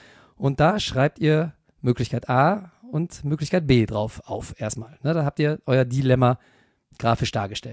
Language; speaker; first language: German; native; German